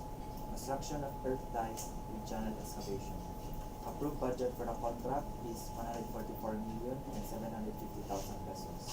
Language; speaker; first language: English; non-native, local second language; Cebuano